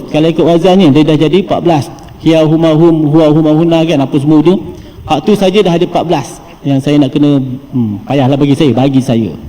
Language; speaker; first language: Malay; native; Malay